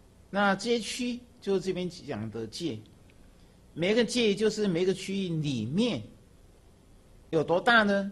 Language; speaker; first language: Chinese; native; Chinese